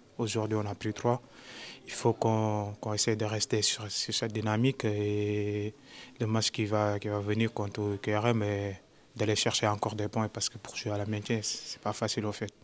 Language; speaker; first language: French; non-native, local second language; Wolof